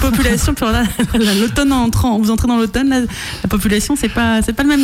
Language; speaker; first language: French; native; French